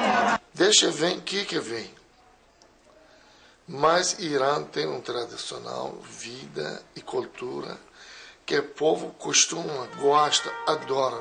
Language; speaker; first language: Portuguese; non-native, fluent; Persian